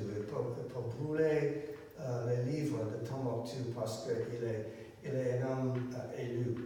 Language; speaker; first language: French; non-native, learner; English